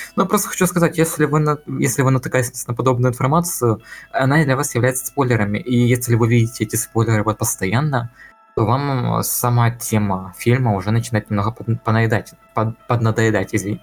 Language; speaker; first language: Russian; native; Russian